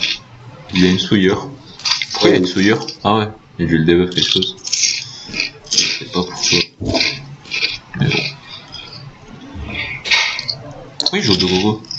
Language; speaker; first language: French; native; French